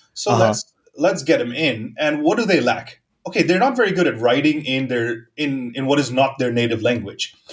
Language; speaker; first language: English; non-native, local second language; Gujarati